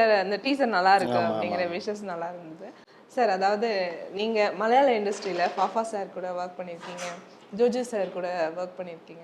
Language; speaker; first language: Tamil; native; Tamil